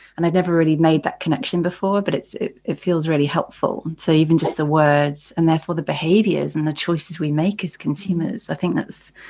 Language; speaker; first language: English; native; English